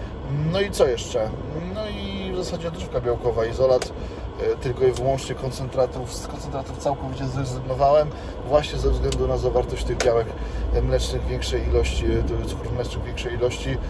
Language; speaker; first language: Polish; native; Polish